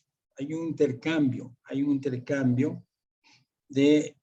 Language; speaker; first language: Spanish; native; Spanish